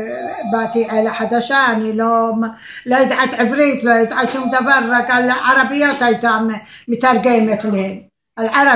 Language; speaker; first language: Hebrew; non-native, learner; Arabic